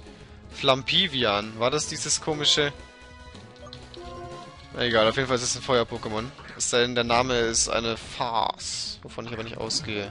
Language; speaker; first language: German; native; German